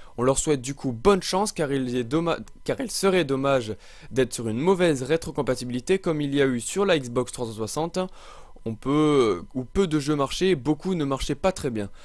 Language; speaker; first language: French; native; French